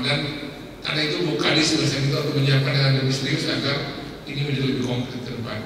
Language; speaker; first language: Indonesian; native; Indonesian